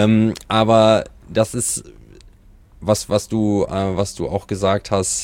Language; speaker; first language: German; native; German